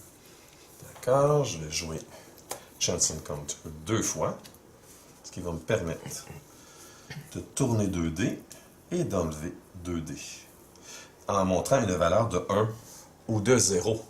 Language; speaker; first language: French; native; French